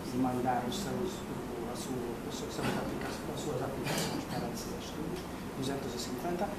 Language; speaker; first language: Portuguese; non-native, fluent; Hungarian